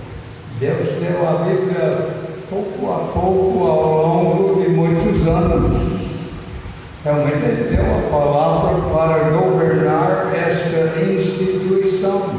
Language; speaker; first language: Portuguese; non-native, fluent; English